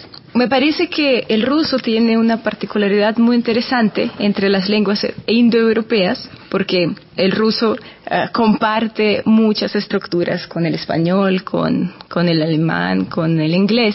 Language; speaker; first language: Spanish; non-native, fluent; Russian